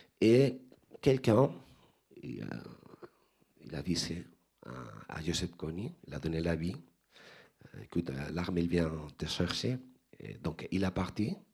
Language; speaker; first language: French; non-native, learner; Spanish